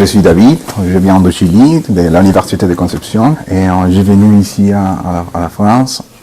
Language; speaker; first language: French; non-native, fluent; Spanish